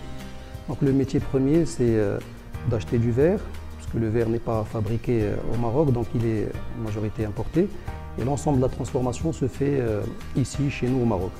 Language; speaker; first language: French; non-native, local second language; Arabic